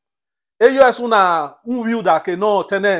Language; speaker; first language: Spanish; non-native, learner; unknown